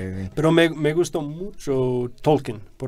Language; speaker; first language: Spanish; non-native, fluent; English